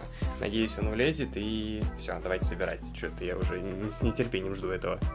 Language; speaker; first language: Russian; native; Russian